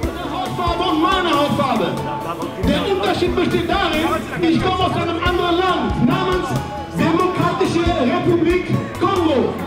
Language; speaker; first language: German; non-native, fluent; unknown